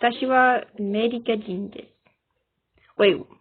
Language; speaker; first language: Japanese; non-native, learner; English